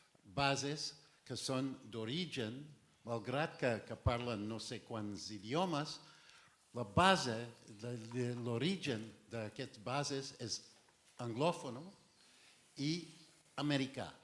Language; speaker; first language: Catalan; non-native, fluent; French